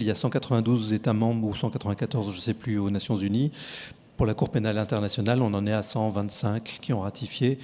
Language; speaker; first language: French; native; French